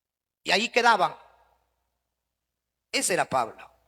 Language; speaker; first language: Spanish; native; Spanish